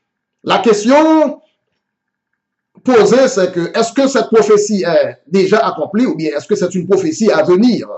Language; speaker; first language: French; non-native, local second language; Haitian Creole